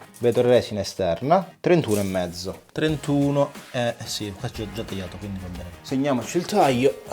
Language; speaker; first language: Italian; native; Italian